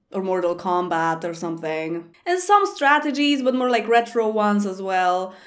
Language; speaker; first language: English; non-native, fluent; Polish